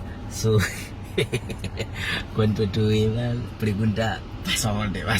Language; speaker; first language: Spanish; non-native, learner; Haitian Creole